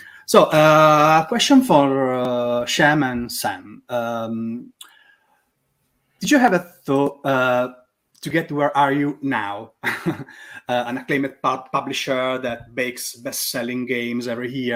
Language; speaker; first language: English; non-native, learner; Italian